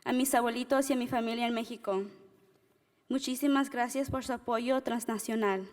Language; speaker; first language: Spanish; early bilingual, other home language; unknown